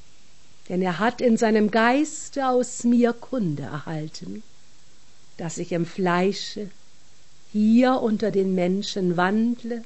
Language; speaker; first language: German; native; German